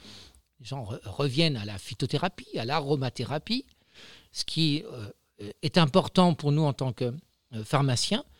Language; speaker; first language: French; native; French